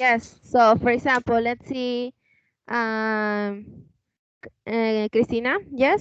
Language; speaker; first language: English; non-native, fluent; Spanish